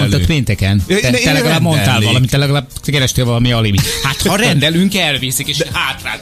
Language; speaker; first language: Hungarian; native; Hungarian